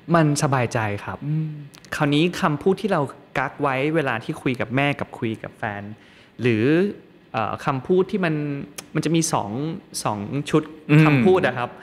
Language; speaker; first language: Thai; native; Thai